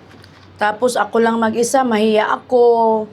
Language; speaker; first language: Filipino; non-native, local second language; Cebuano